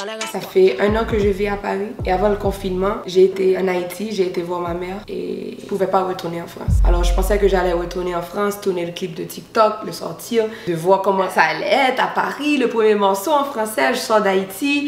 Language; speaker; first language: French; native; French